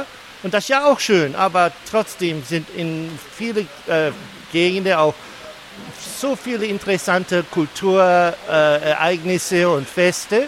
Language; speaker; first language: German; non-native, fluent; English